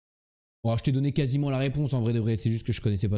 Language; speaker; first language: French; native; French